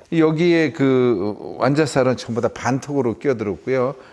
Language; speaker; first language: Korean; native; Korean